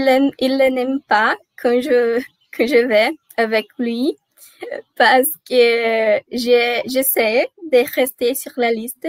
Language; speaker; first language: French; non-native, learner; Portuguese